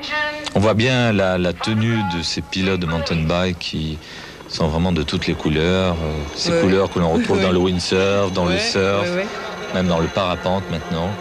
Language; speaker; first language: French; native; French